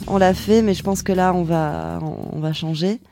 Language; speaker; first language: French; native; French